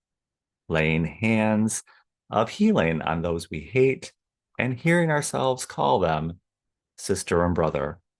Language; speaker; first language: English; native; English